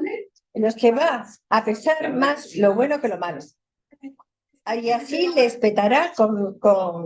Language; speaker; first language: Spanish; native; Spanish